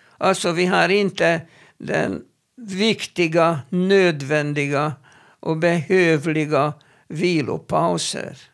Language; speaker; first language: Swedish; non-native, fluent; Hebrew